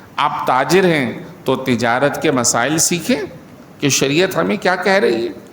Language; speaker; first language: Urdu; native; Urdu